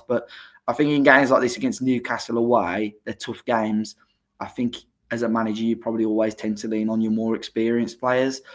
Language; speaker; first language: English; native; English